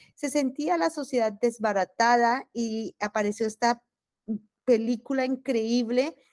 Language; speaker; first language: Spanish; native; Spanish